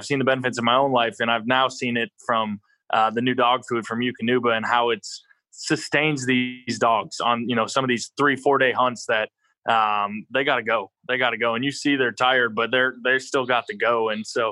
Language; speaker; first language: English; native; English